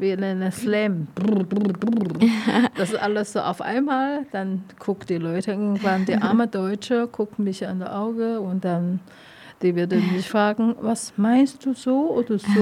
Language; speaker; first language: German; non-native, learner; Vietnamese